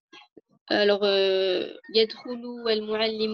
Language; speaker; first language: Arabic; non-native, learner; French